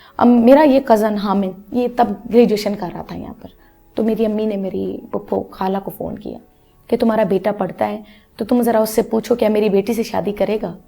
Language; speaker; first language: Urdu; non-native, local second language; Punjabi